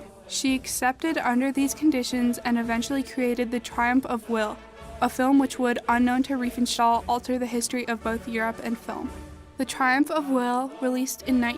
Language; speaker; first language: English; native; English